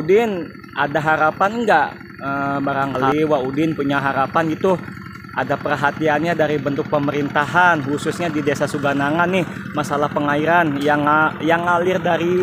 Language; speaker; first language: Indonesian; native; Indonesian